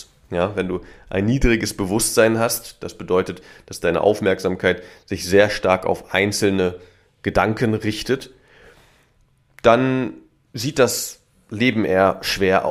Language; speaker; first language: German; native; German